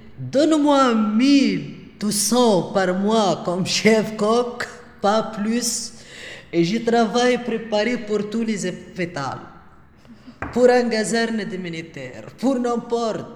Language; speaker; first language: French; non-native, local second language; Arabic